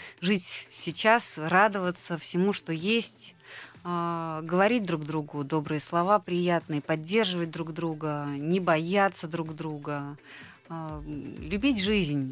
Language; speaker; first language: Russian; native; Russian